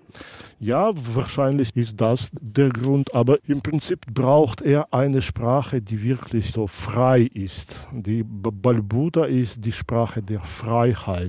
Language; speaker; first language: German; non-native, local second language; Belarusian